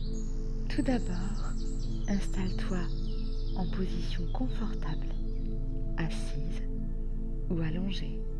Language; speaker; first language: French; native; French